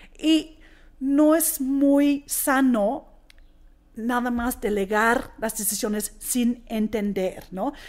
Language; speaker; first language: Spanish; non-native, fluent; English